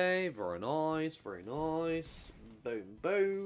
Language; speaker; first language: English; native; English